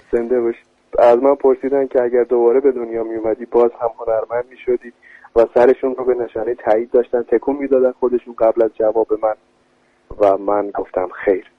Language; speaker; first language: Persian; non-native, local second language; Kurdish